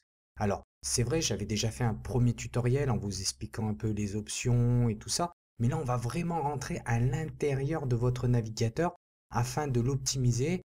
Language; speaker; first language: French; native; French